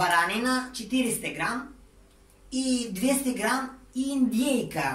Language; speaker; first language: Russian; non-native, learner; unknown